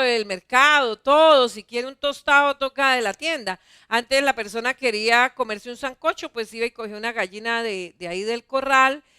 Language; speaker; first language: Spanish; native; Spanish